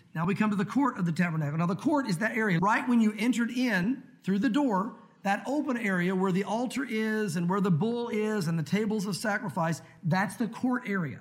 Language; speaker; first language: English; native; English